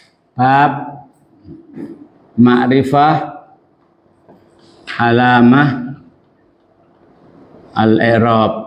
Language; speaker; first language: Arabic; non-native, fluent; Western Cham